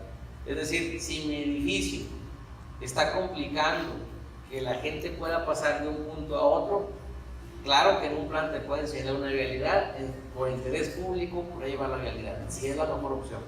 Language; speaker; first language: Spanish; native; Spanish